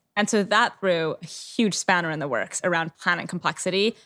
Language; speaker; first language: English; native; English